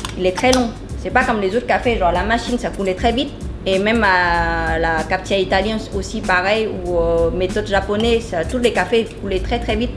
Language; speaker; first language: French; non-native, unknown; Vietnamese